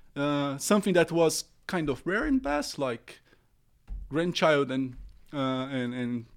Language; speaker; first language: English; non-native, fluent; Portuguese